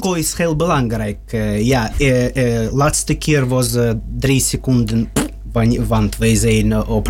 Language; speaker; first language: Dutch; non-native, learner; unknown